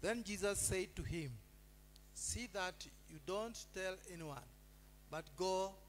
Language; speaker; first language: English; non-native, local second language; Swahili